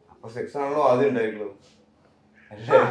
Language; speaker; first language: Malayalam; native; Malayalam